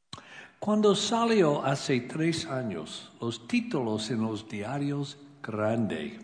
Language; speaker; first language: Spanish; non-native, learner; English